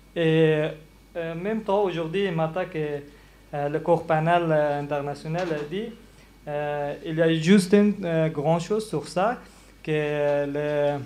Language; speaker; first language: French; non-native, learner; Persian